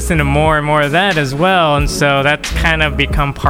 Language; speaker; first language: English; native; English